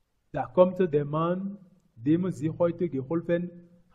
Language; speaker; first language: German; non-native, fluent; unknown